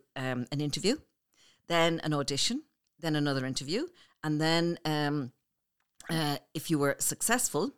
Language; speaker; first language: English; native; English